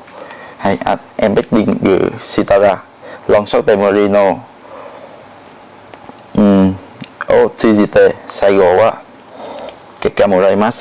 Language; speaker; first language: Japanese; non-native, learner; Thai